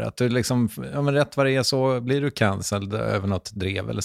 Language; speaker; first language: Swedish; native; Swedish